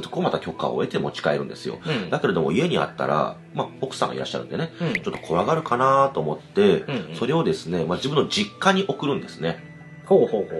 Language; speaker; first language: Japanese; native; Japanese